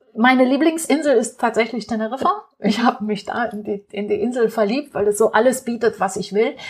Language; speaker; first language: German; non-native, fluent; Romanian